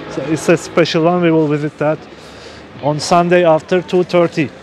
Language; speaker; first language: English; non-native, fluent; Turkish